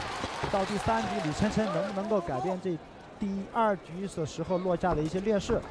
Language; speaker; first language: Chinese; native; Chinese